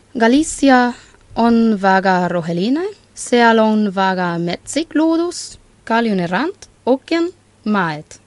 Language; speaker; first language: Estonian; non-native, learner; Spanish